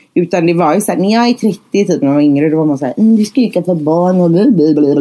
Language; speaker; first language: Swedish; native; Swedish